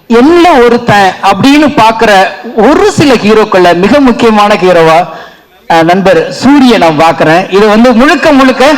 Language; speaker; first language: Tamil; native; Tamil